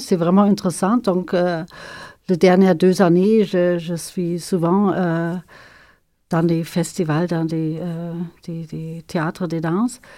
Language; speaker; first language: French; non-native, fluent; German